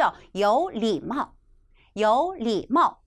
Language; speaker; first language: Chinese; non-native, fluent; Korean